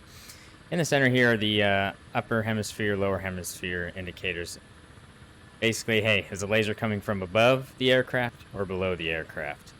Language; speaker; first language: English; native; English